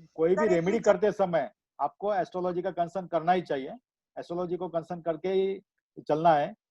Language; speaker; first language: Hindi; non-native, local second language; Marathi